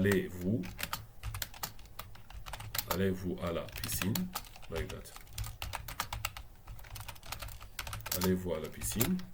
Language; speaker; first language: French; non-native, fluent; Arabic